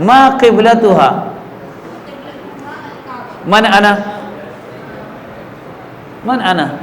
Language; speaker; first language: Arabic; non-native, fluent; Urdu